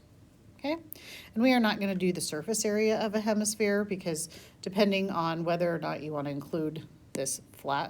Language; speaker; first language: English; native; English